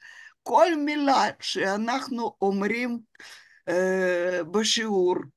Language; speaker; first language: Hebrew; non-native, fluent; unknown